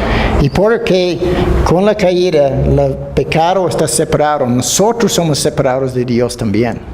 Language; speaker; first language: Spanish; non-native, fluent; Dutch